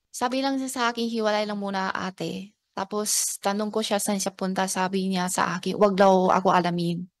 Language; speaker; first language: Filipino; non-native, learner; Chinese